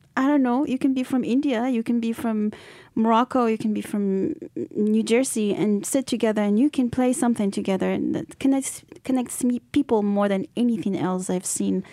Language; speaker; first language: English; non-native, fluent; Arabic